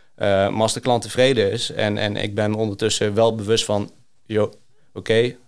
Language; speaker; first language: Dutch; early bilingual, other home language; Greek